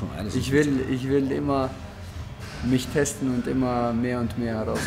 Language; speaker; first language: German; non-native, fluent; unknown